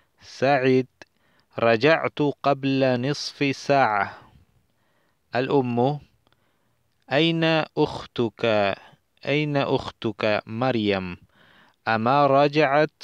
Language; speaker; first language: Arabic; non-native, fluent; Spanish